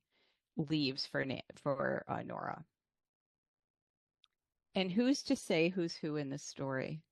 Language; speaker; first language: English; native; English